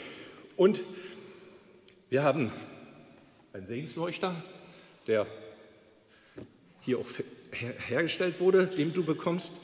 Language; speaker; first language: German; native; German